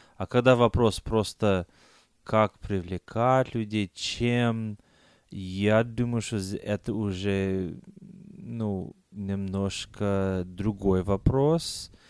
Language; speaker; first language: Russian; non-native, fluent; English